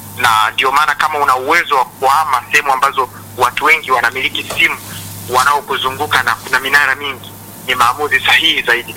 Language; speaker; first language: Swahili; native; Swahili